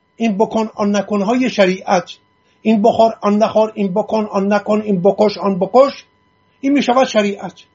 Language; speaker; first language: Persian; non-native, local second language; Assyrian Neo-Aramaic